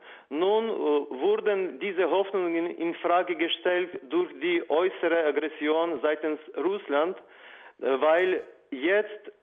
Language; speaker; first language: German; non-native, fluent; Ukrainian